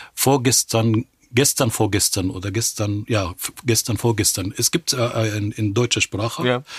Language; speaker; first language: German; non-native, fluent; Arabic